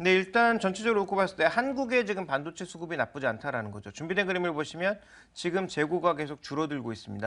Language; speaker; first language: Korean; native; Korean